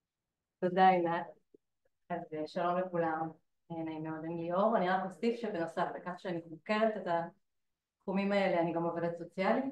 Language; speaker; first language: Hebrew; native; Hebrew